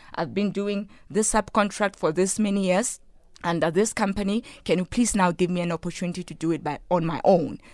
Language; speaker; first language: English; non-native, local second language; Tswana